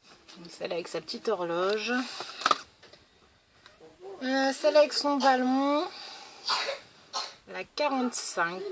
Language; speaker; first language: French; native; French